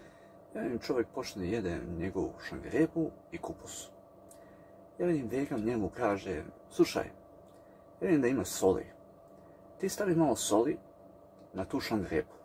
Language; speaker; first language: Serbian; early bilingual, heritage; English